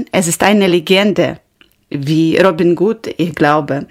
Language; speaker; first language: German; non-native, learner; Ukrainian